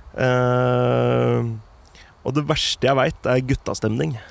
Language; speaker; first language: Norwegian; native; Norwegian